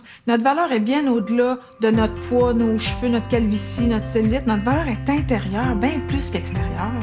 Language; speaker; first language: French; native; French